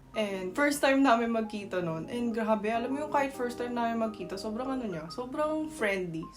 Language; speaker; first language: Filipino; non-native, fluent; Korean